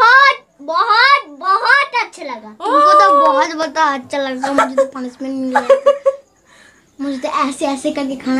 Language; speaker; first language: Hindi; non-native, local second language; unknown